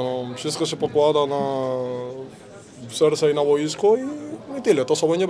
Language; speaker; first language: Polish; non-native, learner; Spanish